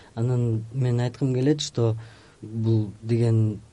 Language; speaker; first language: Russian; non-native, local second language; Kyrgyz